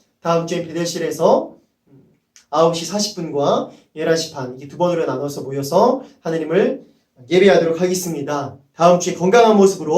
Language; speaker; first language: Korean; native; Korean